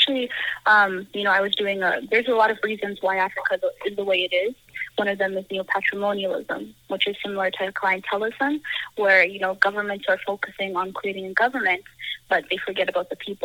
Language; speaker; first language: English; native; English